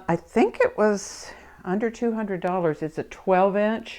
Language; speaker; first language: English; native; English